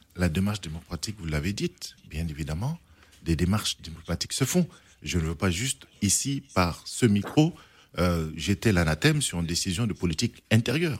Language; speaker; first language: French; non-native, local second language; Arabic